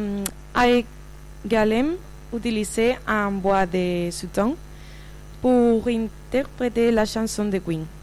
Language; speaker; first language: French; non-native, learner; Spanish